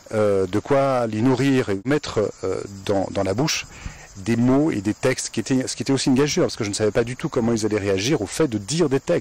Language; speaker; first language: French; native; French